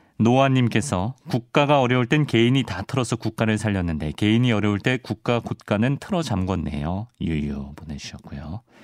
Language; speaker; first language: Korean; native; Korean